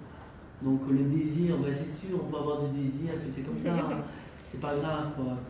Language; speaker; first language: French; non-native, fluent; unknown